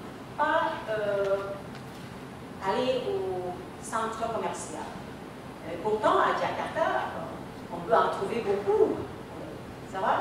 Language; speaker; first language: French; non-native, fluent; Indonesian